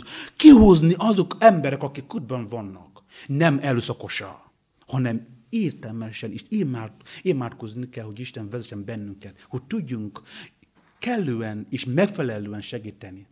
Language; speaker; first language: Hungarian; non-native, learner; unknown